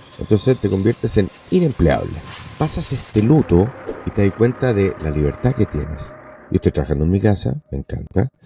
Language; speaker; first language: Spanish; non-native, local second language; English